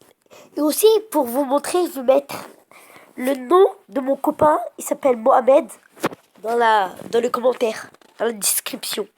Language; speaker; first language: French; early bilingual, other home language; Arabic